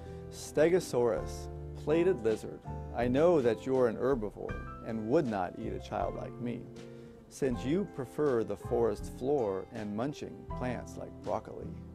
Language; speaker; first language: English; native; English